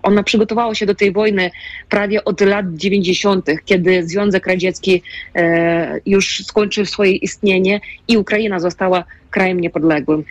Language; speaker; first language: Polish; non-native, fluent; Ukrainian